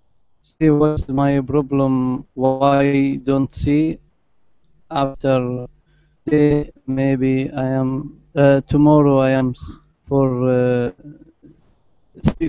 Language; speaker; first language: English; non-native, learner; Arabic